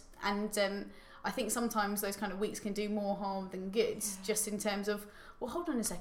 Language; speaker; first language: English; native; English